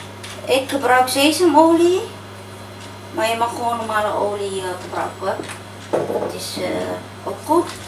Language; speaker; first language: Dutch; non-native, fluent; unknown